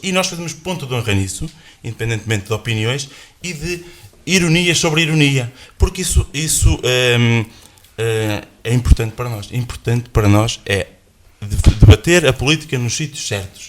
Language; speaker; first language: Portuguese; native; Portuguese